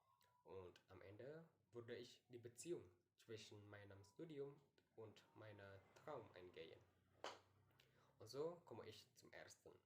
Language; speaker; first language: German; non-native, learner; Indonesian